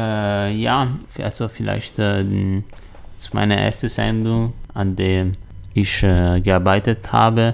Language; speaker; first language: German; non-native, learner; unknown